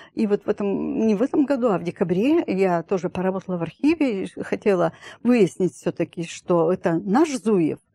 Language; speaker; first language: Russian; native; Russian